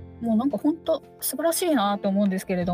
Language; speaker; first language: Japanese; native; Japanese